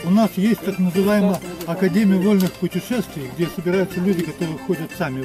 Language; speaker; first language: Russian; native; Russian